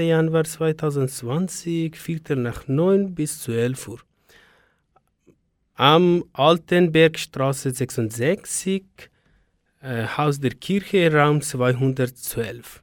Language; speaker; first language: German; non-native, learner; Persian